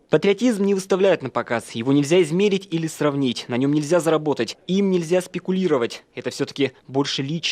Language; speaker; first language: Russian; native; Russian